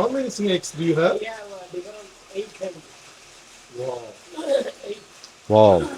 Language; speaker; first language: English; non-native, learner; Turkish